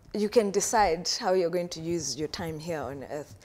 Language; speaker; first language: English; non-native, local second language; Shona